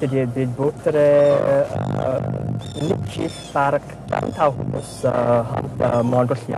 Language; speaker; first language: Mongolian; non-native, learner; English